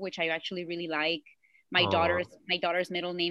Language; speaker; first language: English; non-native, fluent; Spanish